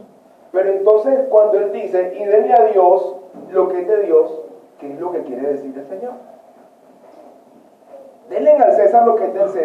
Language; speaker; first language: Spanish; native; Spanish